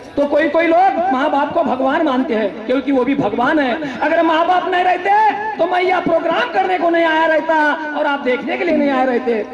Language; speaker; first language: Hindi; non-native, local second language; Marathi